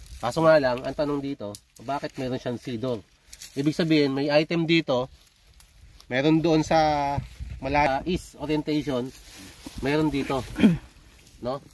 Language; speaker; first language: Filipino; non-native, local second language; Cebuano